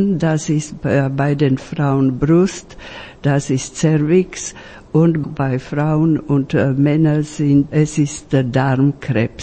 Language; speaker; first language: German; non-native, fluent; Slovak